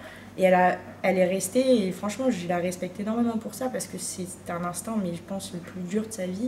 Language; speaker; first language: French; native; French